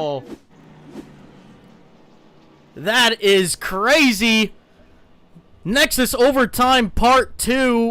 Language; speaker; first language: English; native; English